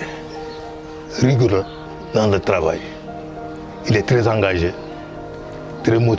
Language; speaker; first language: French; non-native, local second language; Wolof